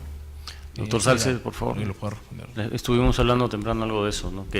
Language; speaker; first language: Spanish; native; Spanish